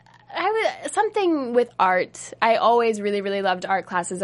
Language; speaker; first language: English; native; English